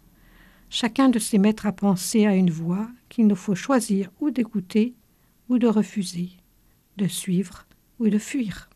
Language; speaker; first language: French; native; French